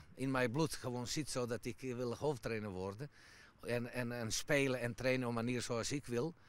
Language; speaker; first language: Dutch; non-native, fluent; Serbian